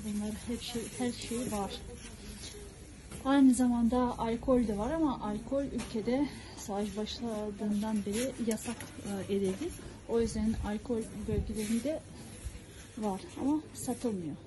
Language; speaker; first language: Turkish; non-native, fluent; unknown